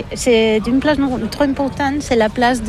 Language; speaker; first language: French; non-native, learner; Catalan